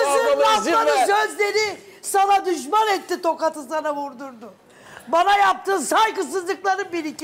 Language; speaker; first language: Turkish; native; Turkish